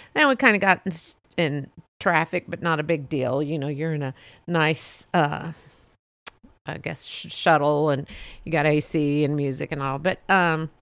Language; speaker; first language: English; early bilingual, other home language; Spanish